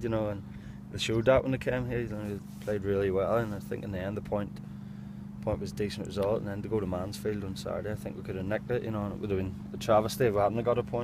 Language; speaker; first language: English; native; English